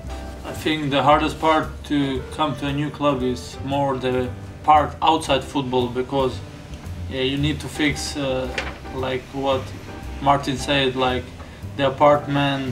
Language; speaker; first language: English; non-native, fluent; German